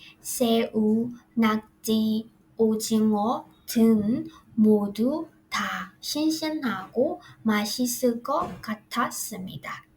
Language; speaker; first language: Korean; non-native, fluent; Burmese